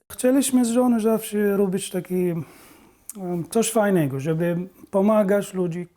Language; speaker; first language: Polish; non-native, learner; Arabic